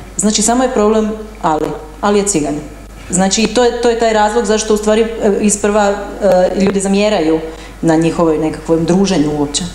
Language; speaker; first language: Croatian; native; Croatian